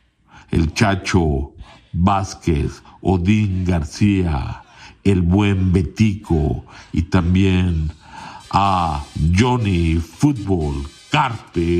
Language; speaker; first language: Spanish; early bilingual, heritage; Spanish